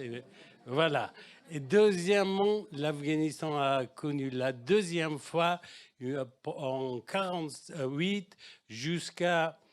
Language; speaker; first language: French; non-native, fluent; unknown